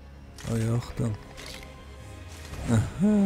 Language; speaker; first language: German; native; German